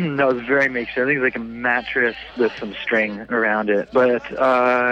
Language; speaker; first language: English; native; English